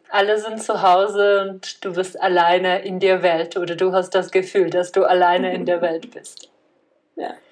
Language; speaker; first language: German; non-native, fluent; Czech